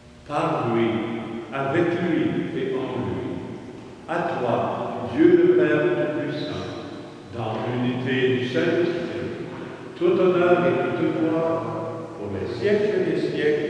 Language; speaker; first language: French; native; French